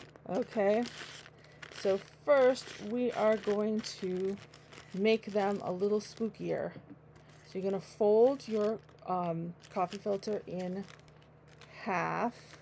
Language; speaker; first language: English; native; English